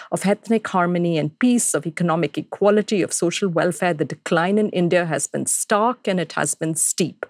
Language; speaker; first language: English; non-native, local second language; Hindi